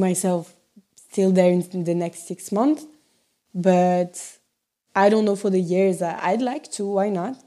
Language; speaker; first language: English; non-native, fluent; French